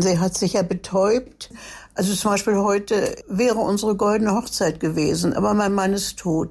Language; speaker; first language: German; native; German